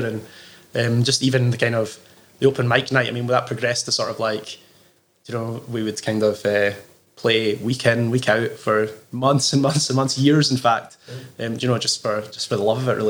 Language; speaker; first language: English; native; English